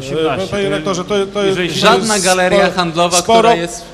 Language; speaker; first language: Polish; native; Polish